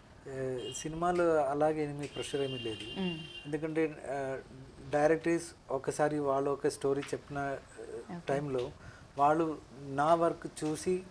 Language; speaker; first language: Telugu; non-native, local second language; Malayalam